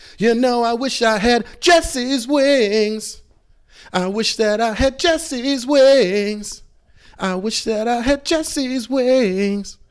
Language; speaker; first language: English; native; English